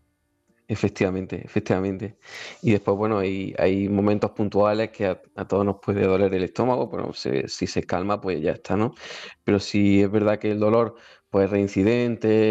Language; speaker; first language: Spanish; native; Spanish